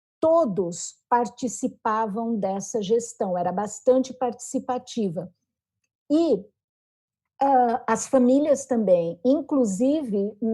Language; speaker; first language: Portuguese; native; Portuguese